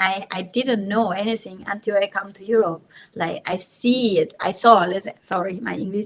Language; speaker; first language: English; non-native, learner; Thai